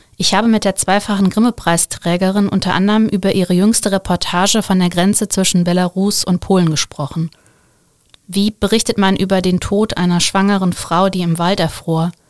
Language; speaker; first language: German; native; German